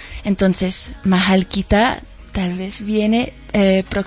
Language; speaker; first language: Spanish; early bilingual, heritage; Spanish